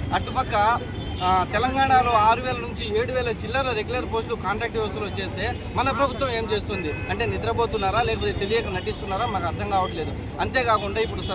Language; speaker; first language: Telugu; native; Telugu